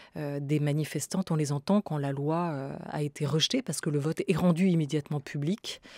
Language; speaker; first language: French; native; French